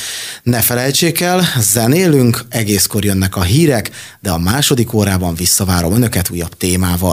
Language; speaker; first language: Hungarian; native; Hungarian